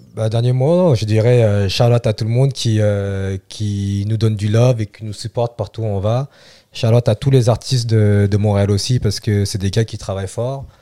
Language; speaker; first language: French; early bilingual, other home language; Vietnamese